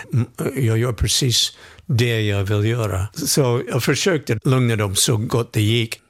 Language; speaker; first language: Swedish; non-native, fluent; English